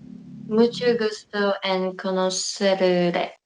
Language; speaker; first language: Spanish; non-native, learner; Korean